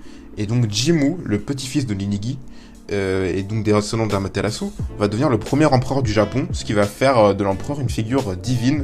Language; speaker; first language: French; native; French